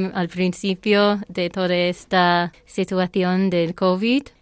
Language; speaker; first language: Spanish; non-native, fluent; English